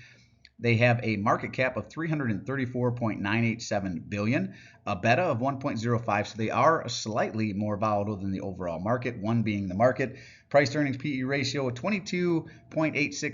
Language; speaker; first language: English; native; English